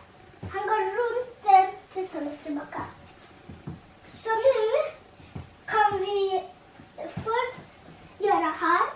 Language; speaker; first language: Swedish; early bilingual, other home language; Tigrinya